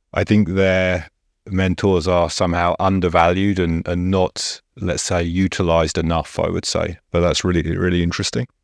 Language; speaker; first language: English; native; English